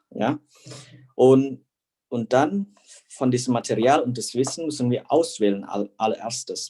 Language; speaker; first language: German; non-native, fluent; Indonesian